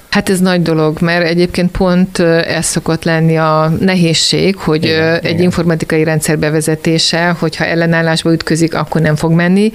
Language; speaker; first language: Hungarian; native; Hungarian